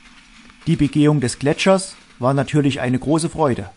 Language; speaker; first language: German; native; German